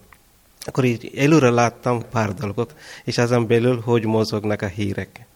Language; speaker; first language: Hungarian; non-native, fluent; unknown